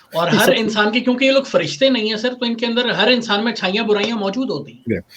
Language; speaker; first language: Urdu; native; Urdu